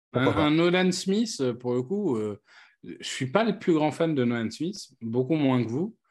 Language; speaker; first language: French; native; French